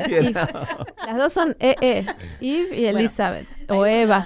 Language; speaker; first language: Spanish; native; Spanish